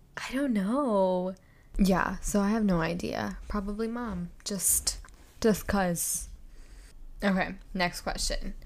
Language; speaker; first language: English; native; English